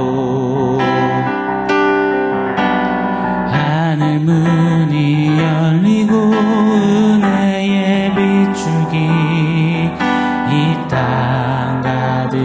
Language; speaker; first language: Korean; native; Korean